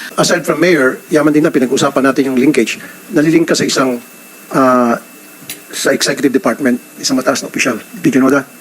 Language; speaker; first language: Filipino; native; Filipino